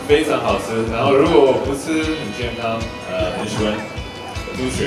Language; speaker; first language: Chinese; early bilingual, heritage; English